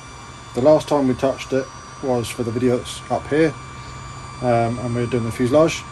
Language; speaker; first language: English; native; English